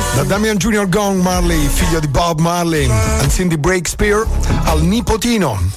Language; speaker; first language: Italian; native; Italian